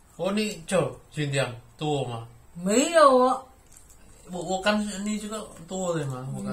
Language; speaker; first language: Chinese; non-native, learner; Indonesian